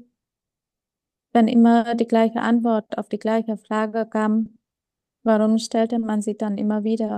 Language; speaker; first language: German; early bilingual, other home language; Vietnamese